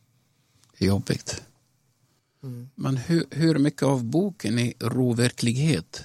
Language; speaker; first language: Swedish; non-native, fluent; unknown